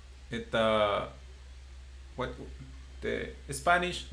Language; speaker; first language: English; non-native, fluent; Spanish